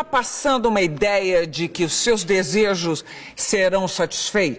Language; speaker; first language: Portuguese; native; Portuguese